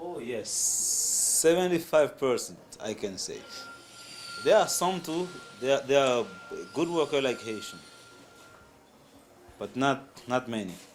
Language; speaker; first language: English; non-native, fluent; Haitian Creole